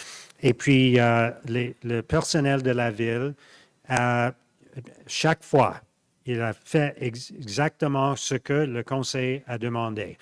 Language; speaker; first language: French; non-native, local second language; English